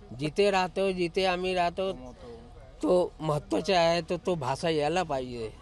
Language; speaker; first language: Marathi; non-native, local second language; Hindi